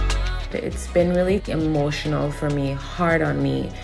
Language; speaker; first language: English; native; English